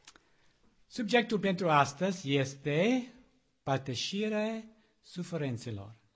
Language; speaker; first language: Romanian; non-native, learner; English